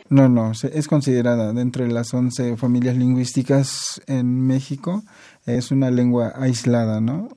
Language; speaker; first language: Spanish; non-native, local second language; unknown